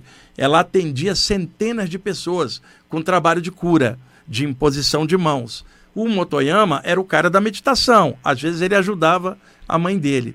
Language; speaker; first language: Portuguese; native; Portuguese